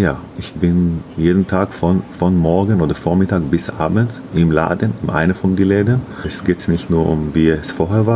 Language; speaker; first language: German; non-native, learner; Hebrew